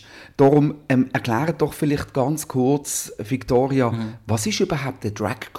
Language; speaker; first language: German; native; German